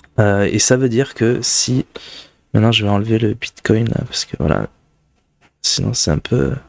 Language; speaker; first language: French; native; French